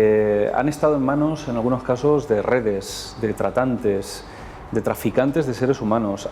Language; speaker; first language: Spanish; native; Spanish